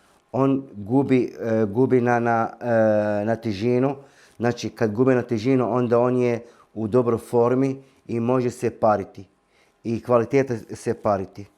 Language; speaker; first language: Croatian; non-native, fluent; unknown